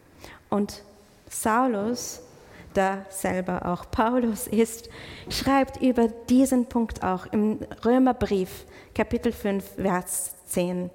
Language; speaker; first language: German; non-native, fluent; English